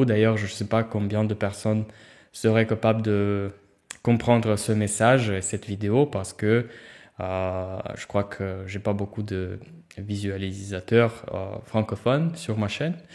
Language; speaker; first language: French; non-native, fluent; Russian